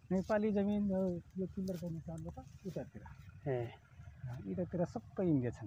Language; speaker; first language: Nepali; non-native, local second language; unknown